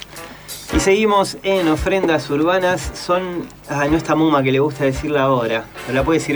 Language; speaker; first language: Spanish; native; Spanish